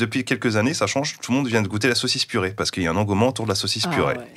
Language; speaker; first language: French; native; French